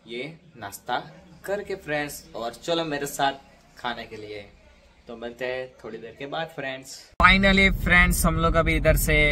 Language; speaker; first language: Hindi; non-native, local second language; Gujarati